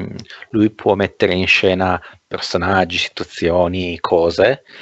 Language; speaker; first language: Italian; native; Italian